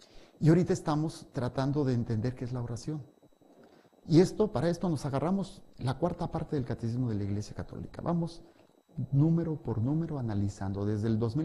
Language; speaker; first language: Spanish; native; Spanish